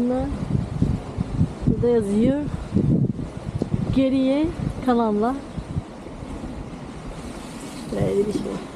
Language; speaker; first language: Turkish; non-native, learner; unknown